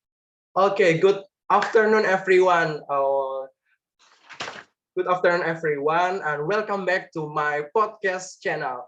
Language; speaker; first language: English; non-native, learner; Indonesian